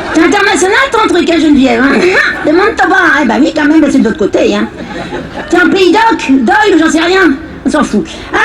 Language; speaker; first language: French; native; French